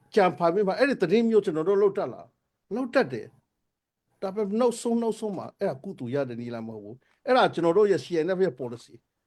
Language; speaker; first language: Burmese; non-native, local second language; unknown